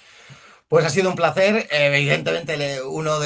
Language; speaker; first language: Spanish; native; Spanish